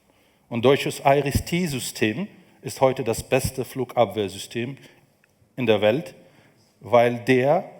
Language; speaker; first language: German; non-native, fluent; Ukrainian